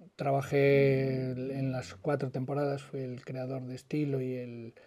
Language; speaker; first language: Spanish; native; Spanish